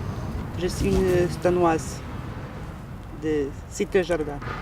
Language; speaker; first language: French; non-native, learner; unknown